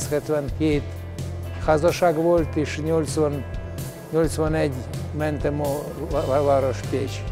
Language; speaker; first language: Hungarian; non-native, learner; Russian